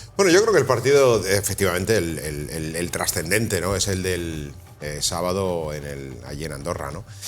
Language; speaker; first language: Spanish; native; Spanish